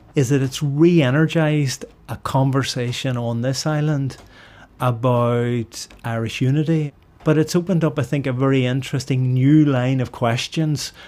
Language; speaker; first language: English; native; English